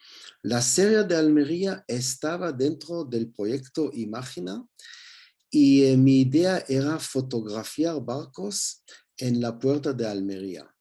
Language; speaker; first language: Spanish; non-native, learner; Hebrew